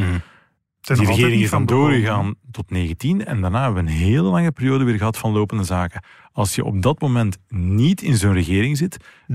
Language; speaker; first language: Dutch; native; Dutch